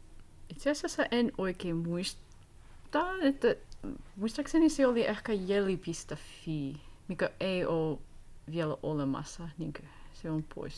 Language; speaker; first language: Finnish; non-native, learner; English